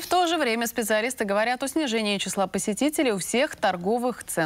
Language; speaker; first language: Russian; native; Russian